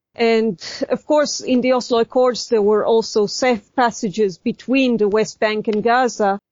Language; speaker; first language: English; non-native, fluent; Hebrew